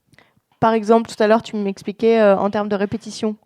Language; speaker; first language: French; native; French